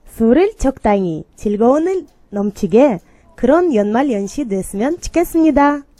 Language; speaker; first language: Korean; non-native, learner; Kyrgyz